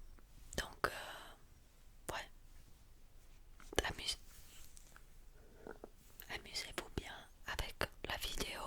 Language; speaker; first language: French; early bilingual, heritage; French